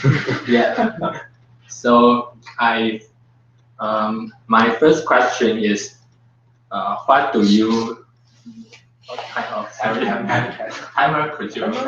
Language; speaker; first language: English; non-native, learner; Chinese